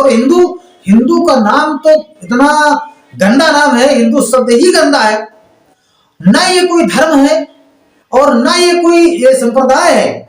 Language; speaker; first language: Hindi; native; Hindi